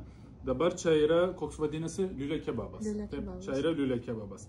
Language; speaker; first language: Lithuanian; non-native, learner; Turkish